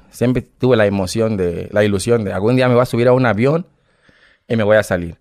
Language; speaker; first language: Spanish; non-native, fluent; Portuguese